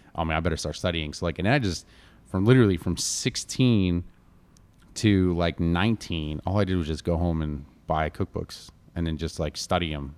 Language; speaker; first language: English; native; English